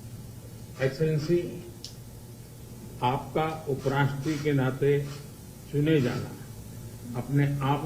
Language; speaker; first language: Hindi; native; Hindi